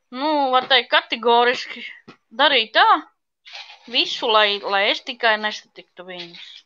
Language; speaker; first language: Latvian; native; Latvian